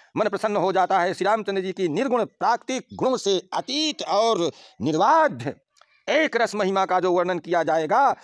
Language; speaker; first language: Hindi; native; Hindi